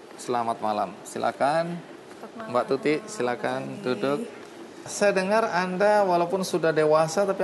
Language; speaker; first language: Indonesian; native; Indonesian